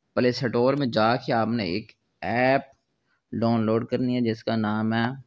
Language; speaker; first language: Urdu; non-native, local second language; Punjabi